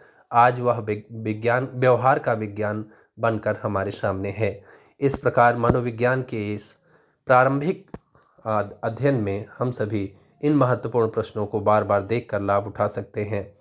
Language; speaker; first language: Hindi; native; Hindi